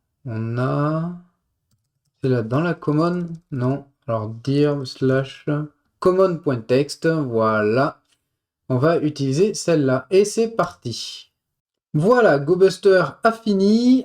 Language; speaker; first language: French; native; French